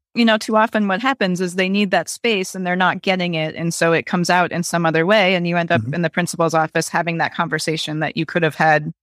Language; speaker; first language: English; native; English